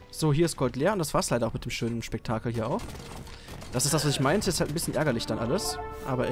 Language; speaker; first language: German; native; German